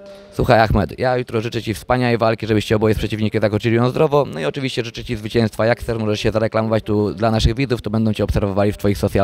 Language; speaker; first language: Polish; native; Polish